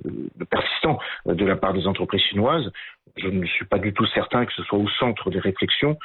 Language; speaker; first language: French; native; French